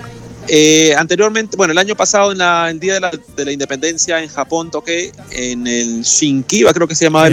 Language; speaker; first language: Spanish; native; Spanish